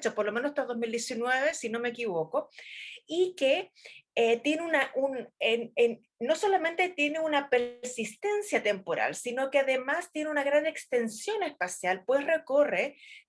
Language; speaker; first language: Spanish; native; Spanish